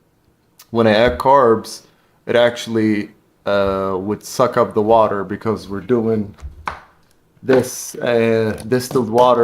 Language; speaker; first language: English; non-native, fluent; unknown